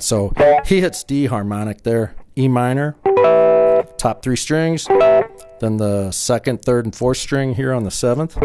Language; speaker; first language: English; native; English